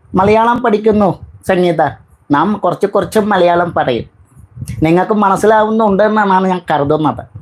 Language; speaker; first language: Malayalam; non-native, learner; Bangla